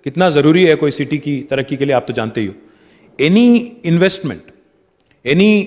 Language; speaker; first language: Hindi; non-native, local second language; Telugu